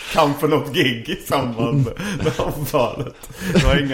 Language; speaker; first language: Swedish; native; Swedish